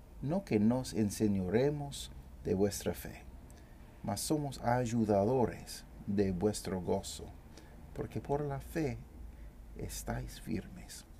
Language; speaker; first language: Spanish; non-native, fluent; English